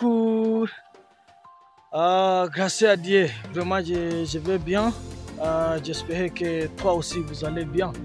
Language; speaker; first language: French; non-native, learner; Swahili